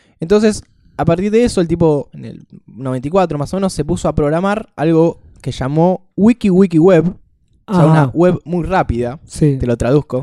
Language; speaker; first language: Spanish; native; Spanish